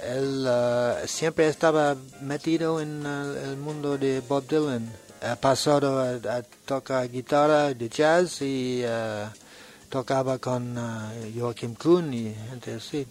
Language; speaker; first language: Spanish; non-native, learner; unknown